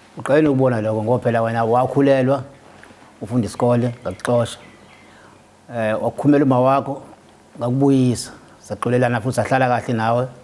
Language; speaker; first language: Zulu; native; Zulu